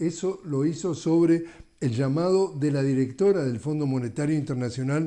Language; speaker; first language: Spanish; native; Spanish